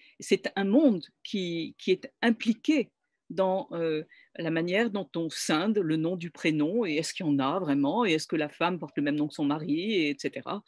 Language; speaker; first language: French; native; French